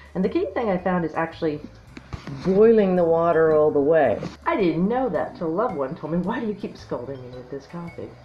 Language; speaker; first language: English; native; English